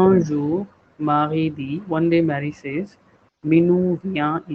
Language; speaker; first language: French; non-native, fluent; Hindi